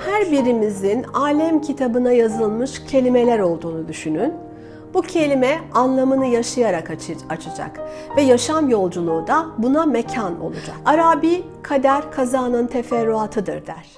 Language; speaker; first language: Turkish; native; Turkish